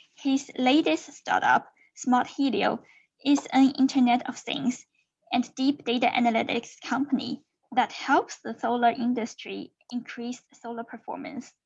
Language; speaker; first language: English; non-native, fluent; Chinese